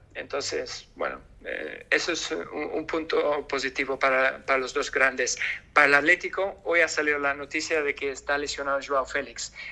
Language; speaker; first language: Spanish; non-native, fluent; English